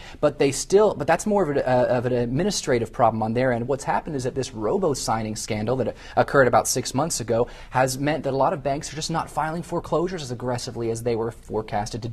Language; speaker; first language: English; native; English